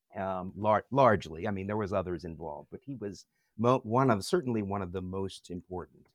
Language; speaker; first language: English; native; English